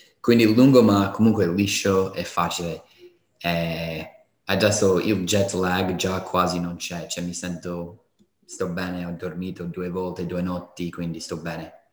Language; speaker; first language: Italian; non-native, fluent; English